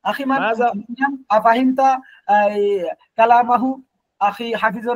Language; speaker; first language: Arabic; non-native, learner; Bangla